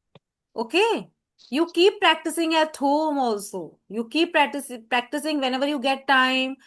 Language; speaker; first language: English; non-native, learner; Hindi